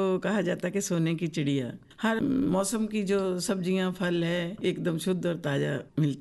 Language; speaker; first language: Hindi; native; Hindi